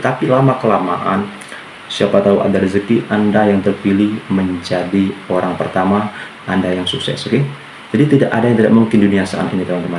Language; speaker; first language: Indonesian; native; Indonesian